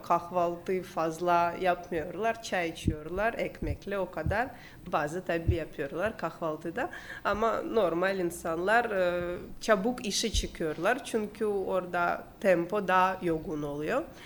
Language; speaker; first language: Turkish; non-native, fluent; Russian